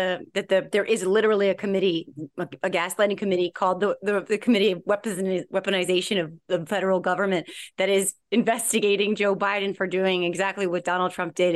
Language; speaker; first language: English; native; English